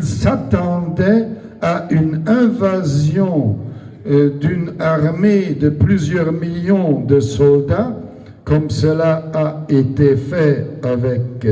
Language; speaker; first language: French; non-native, local second language; Luxembourgish